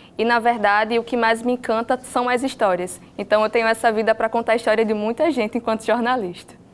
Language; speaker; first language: Portuguese; native; Portuguese